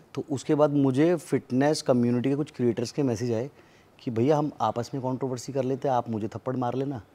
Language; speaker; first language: Hindi; native; Hindi